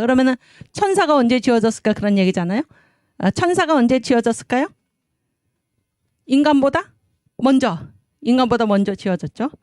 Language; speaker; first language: Korean; native; Korean